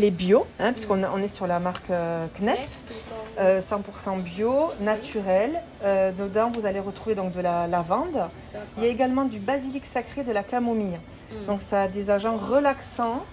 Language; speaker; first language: French; native; French